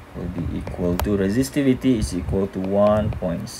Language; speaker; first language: English; non-native, local second language; Malay